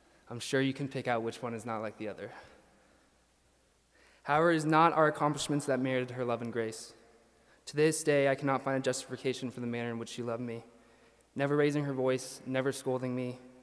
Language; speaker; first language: English; early bilingual, other home language; Spanish